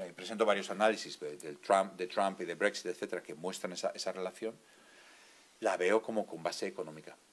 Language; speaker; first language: Spanish; native; Spanish